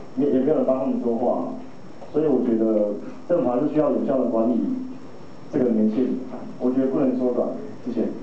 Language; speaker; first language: Chinese; native; Chinese